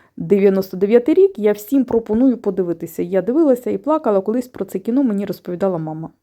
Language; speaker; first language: Ukrainian; non-native, local second language; Russian